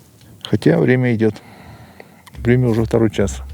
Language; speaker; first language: Russian; native; Russian